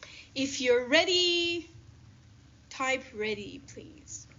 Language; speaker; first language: English; non-native, fluent; Persian